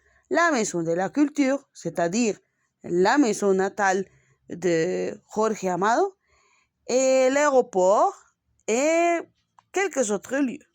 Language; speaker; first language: French; non-native, learner; Spanish